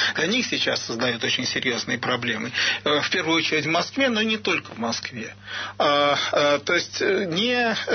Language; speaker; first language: Russian; native; Russian